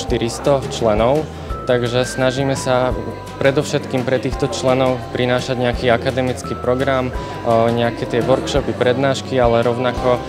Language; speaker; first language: Slovak; native; Slovak